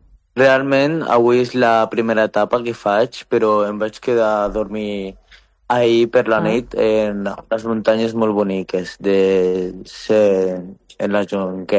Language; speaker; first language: Catalan; non-native, fluent; Arabic